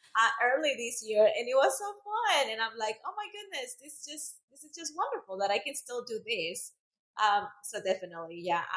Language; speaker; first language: English; non-native, fluent; Spanish